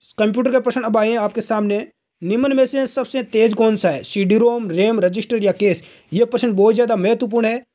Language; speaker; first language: Hindi; native; Hindi